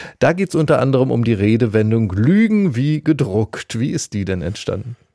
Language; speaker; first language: German; native; German